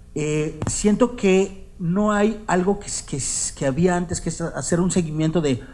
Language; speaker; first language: Spanish; native; Spanish